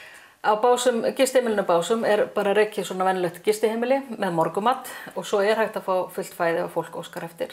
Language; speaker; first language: Icelandic; native; Icelandic